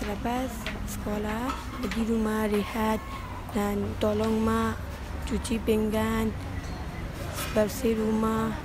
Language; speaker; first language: Indonesian; early bilingual, other home language; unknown